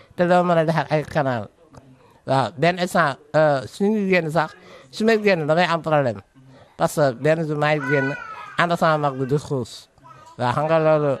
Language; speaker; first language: Wolof; native; Wolof